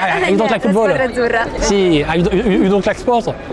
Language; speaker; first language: English; non-native, learner; French